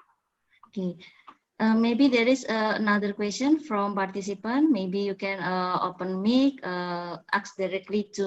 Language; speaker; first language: English; non-native, learner; Indonesian